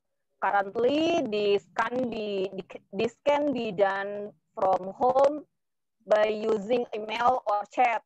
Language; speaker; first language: English; non-native, learner; Indonesian